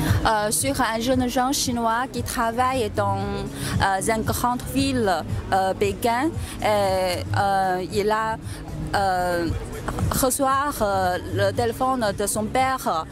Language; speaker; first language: French; non-native, learner; Chinese